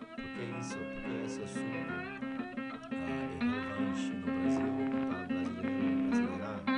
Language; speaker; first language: Portuguese; non-native, fluent; English